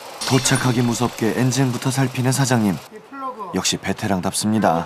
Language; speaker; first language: Korean; native; Korean